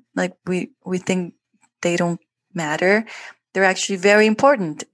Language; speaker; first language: English; non-native, fluent; Spanish